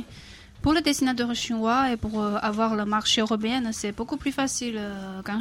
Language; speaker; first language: French; non-native, fluent; Chinese